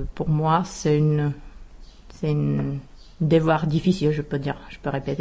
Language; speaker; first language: French; non-native, fluent; Czech